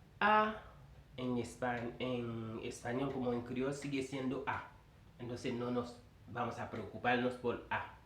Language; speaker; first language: Spanish; non-native, fluent; Haitian Creole